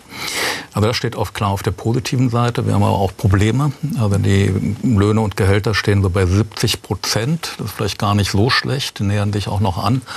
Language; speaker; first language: German; native; German